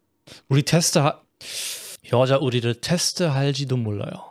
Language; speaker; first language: Korean; non-native, fluent; German